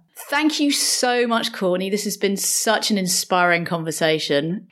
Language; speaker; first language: English; native; English